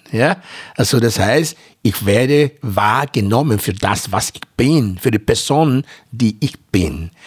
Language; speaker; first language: German; non-native, fluent; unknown